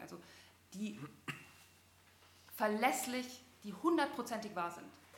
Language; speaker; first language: German; native; German